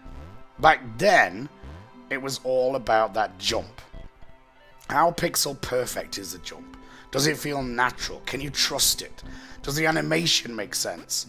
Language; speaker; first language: English; native; English